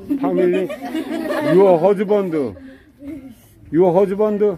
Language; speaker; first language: English; non-native, learner; Korean